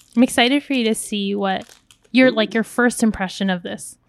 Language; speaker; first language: English; native; English